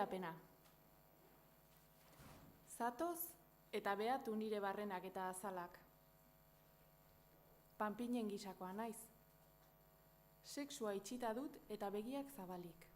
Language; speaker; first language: Basque; native; Basque